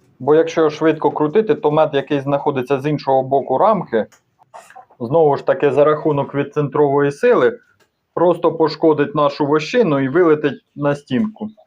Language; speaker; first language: Ukrainian; native; Ukrainian